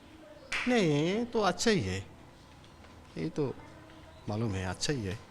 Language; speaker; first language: Hindi; non-native, learner; Bangla